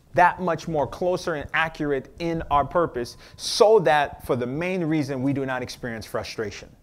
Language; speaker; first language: English; native; English